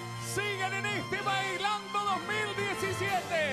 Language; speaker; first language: Spanish; native; Spanish